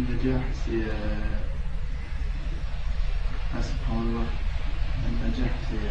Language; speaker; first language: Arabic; non-native, learner; French